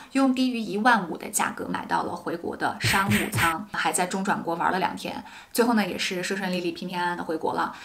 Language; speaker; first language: Chinese; native; Chinese